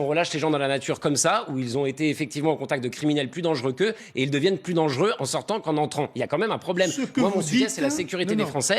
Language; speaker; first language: French; native; French